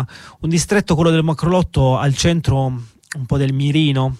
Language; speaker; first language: Italian; native; Italian